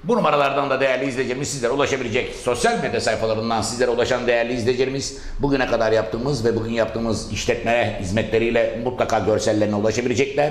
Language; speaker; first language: Turkish; native; Turkish